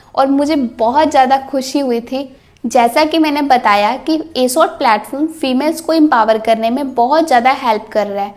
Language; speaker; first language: Hindi; native; Hindi